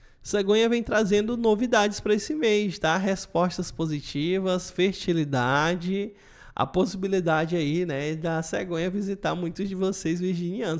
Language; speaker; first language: Portuguese; native; Portuguese